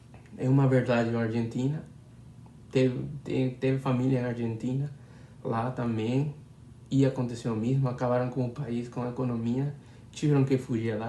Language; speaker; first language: Portuguese; non-native, learner; Spanish